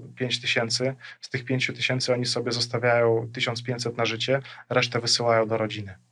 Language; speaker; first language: Polish; non-native, fluent; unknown